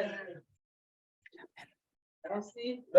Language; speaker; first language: French; non-native, local second language; Haitian Creole